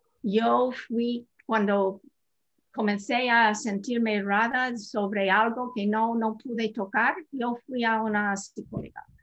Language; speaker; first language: Spanish; non-native, fluent; English